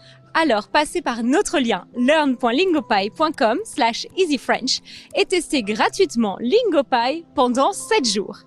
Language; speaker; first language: French; native; French